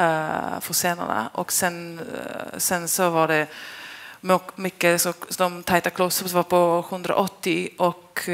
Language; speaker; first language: Swedish; non-native, fluent; Polish